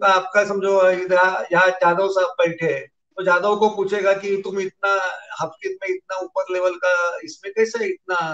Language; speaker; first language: Hindi; non-native, local second language; Marathi